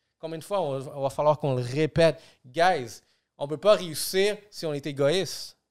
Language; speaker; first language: French; early bilingual, other home language; Spanish